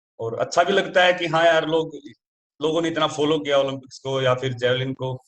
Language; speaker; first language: Hindi; native; Hindi